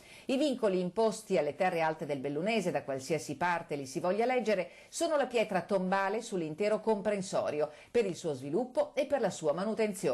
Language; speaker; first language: Italian; native; Italian